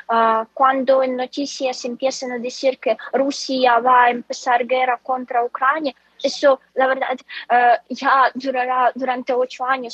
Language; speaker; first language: Spanish; non-native, fluent; Ukrainian